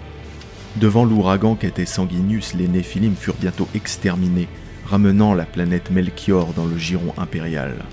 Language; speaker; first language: French; native; French